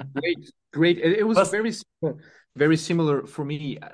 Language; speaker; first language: English; non-native, fluent; Serbian